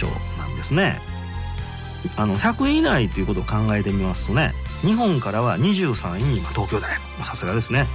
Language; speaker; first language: Japanese; native; Japanese